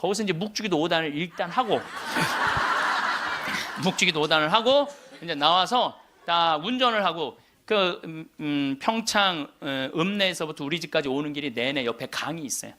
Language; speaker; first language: Korean; native; Korean